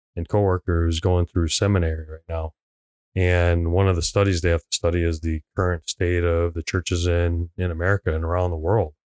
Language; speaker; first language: English; non-native, local second language; Cantonese